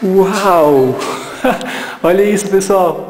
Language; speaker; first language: Portuguese; native; Portuguese